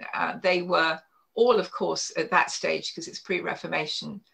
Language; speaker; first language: English; native; English